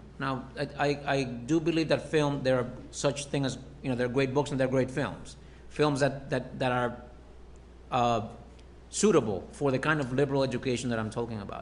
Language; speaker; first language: English; early bilingual, other home language; Spanish